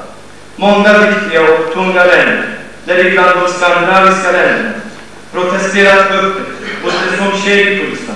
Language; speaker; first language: Swedish; non-native, fluent; Kurdish